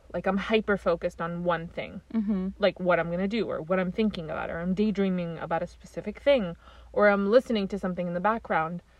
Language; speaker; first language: English; native; English